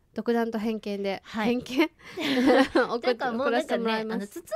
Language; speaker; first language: Japanese; native; Japanese